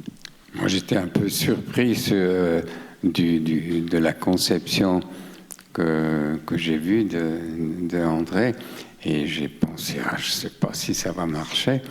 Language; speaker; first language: French; non-native, local second language; German